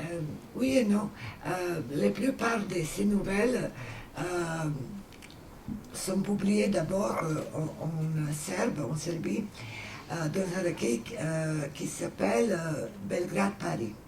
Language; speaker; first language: French; non-native, fluent; Serbian